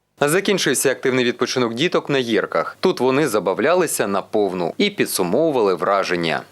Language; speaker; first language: Ukrainian; native; Ukrainian